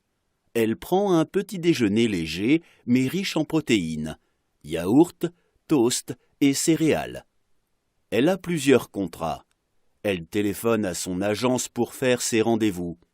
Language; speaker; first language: French; non-native, fluent; Arabic